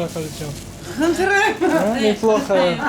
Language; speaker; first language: Russian; non-native, learner; French